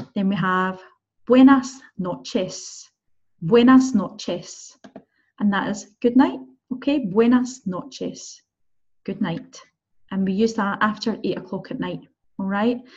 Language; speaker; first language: English; native; English